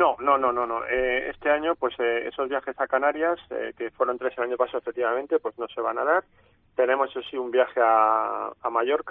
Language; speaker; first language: Spanish; native; Spanish